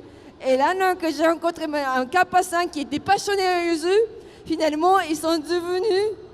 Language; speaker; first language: French; non-native, fluent; Japanese